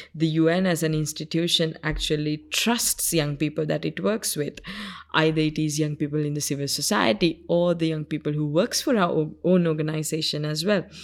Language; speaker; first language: English; non-native, local second language; Sinhala